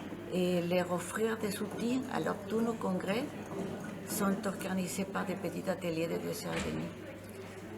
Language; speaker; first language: French; non-native, fluent; Spanish